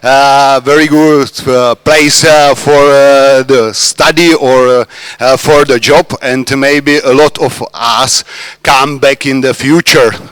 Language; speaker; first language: English; non-native, learner; Czech